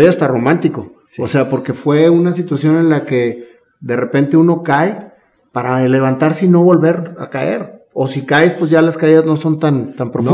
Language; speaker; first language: Spanish; native; Spanish